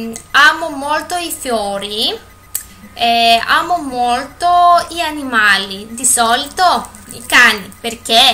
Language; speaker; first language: Italian; non-native, learner; Greek